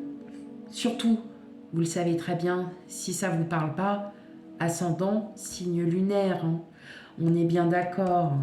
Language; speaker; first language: French; native; French